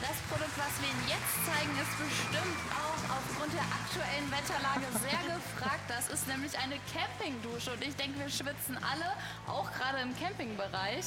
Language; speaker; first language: German; native; German